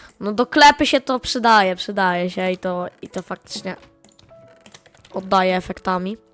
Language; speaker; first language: Polish; native; Polish